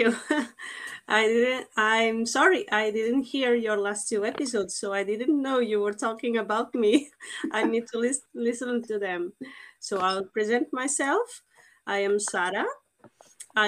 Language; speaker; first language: English; non-native, fluent; Portuguese